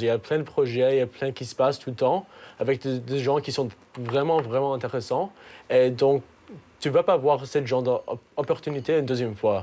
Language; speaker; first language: French; non-native, learner; English